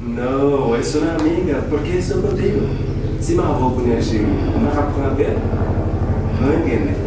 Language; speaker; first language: Spanish; non-native, learner; Haitian Creole